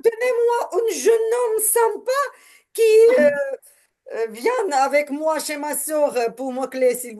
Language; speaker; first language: French; non-native, learner; Ukrainian